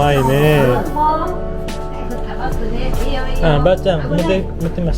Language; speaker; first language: Japanese; non-native, learner; Filipino